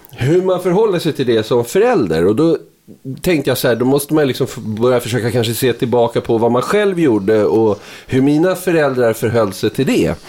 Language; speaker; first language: Swedish; native; Swedish